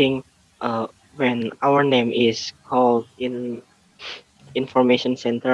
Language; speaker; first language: English; non-native, learner; Indonesian